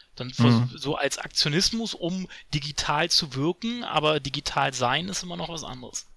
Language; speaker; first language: German; native; German